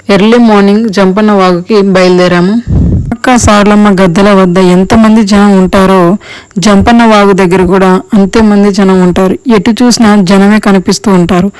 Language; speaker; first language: Telugu; native; Telugu